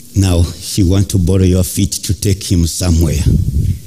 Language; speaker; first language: English; non-native, local second language; Ganda